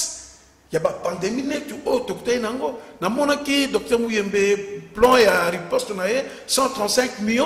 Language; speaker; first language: French; non-native, local second language; Lingala